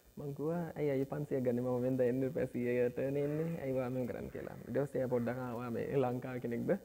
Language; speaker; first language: Sinhala; early bilingual, other home language; Nepali